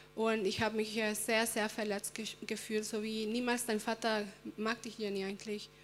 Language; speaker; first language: German; early bilingual, other home language; Spanish